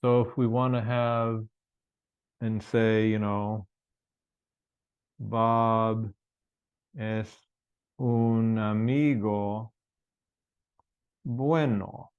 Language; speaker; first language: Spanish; non-native, fluent; English